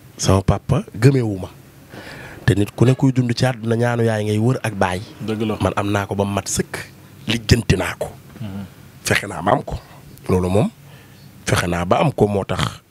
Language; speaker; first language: Wolof; native; Wolof